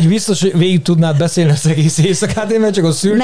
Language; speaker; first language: Hungarian; native; Hungarian